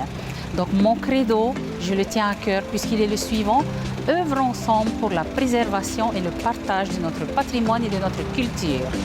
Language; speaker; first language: French; native; French